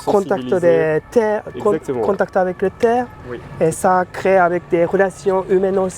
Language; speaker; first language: French; non-native, learner; Japanese